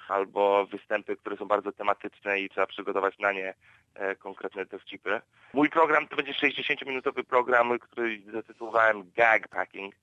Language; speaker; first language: Polish; native; Polish